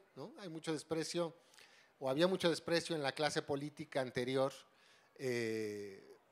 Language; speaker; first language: Spanish; native; Spanish